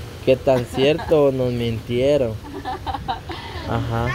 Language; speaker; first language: Spanish; native; Spanish